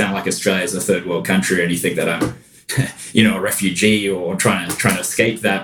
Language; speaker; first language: English; native; English